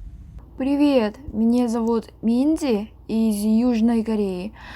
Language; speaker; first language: Russian; non-native, learner; Korean